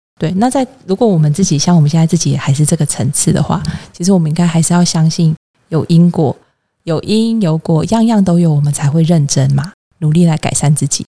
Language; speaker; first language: Chinese; native; Chinese